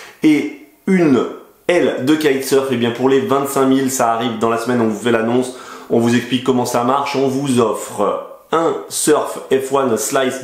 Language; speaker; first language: French; native; French